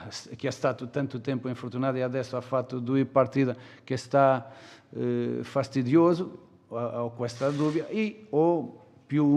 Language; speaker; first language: Italian; non-native, fluent; Portuguese